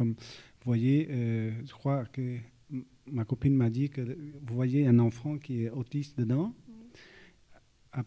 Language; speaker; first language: French; non-native, fluent; Vietnamese